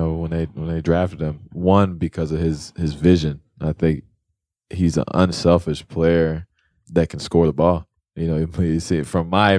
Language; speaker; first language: English; native; English